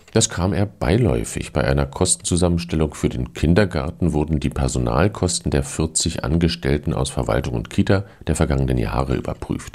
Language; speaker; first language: German; native; German